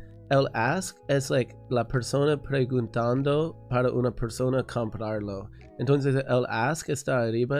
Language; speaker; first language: Spanish; non-native, learner; English